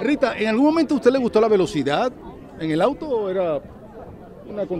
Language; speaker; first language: Spanish; native; Spanish